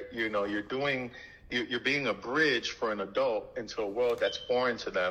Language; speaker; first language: English; early bilingual, other home language; Haitian Creole